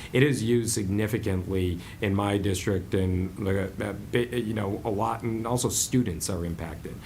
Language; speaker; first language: English; native; English